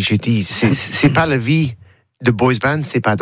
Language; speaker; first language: French; non-native, learner; English